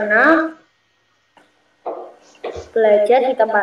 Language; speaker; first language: Korean; non-native, learner; Indonesian